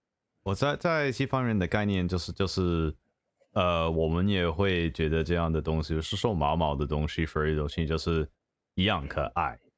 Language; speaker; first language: Chinese; non-native, fluent; English